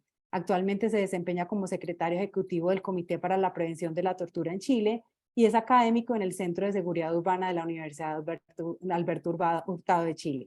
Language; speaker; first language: Spanish; native; Spanish